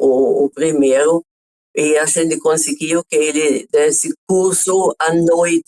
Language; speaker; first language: Portuguese; non-native, fluent; German